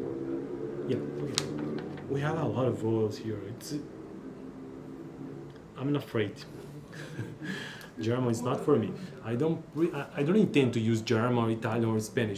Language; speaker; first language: English; non-native, learner; Portuguese